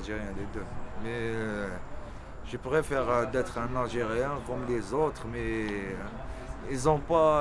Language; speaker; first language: French; non-native, local second language; Arabic